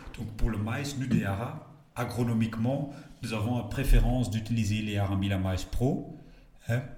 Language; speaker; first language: French; non-native, local second language; Dutch